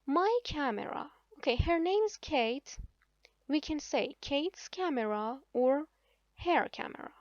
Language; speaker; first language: English; non-native, fluent; Persian